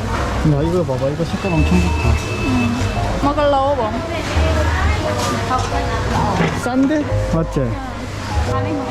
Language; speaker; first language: Korean; native; Korean